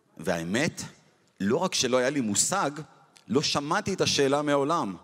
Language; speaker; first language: Hebrew; native; Hebrew